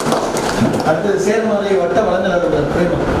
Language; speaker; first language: Tamil; native; Tamil